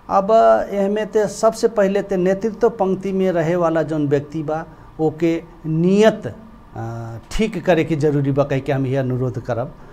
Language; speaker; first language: Bhojpuri; non-native, local second language; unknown